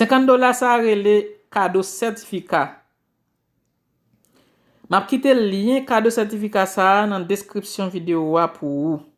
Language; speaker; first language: French; non-native, local second language; Haitian Creole